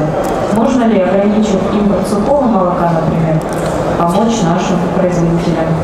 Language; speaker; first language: Russian; native; Russian